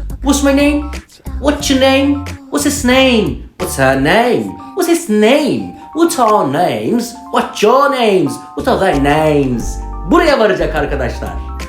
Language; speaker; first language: English; non-native, fluent; Turkish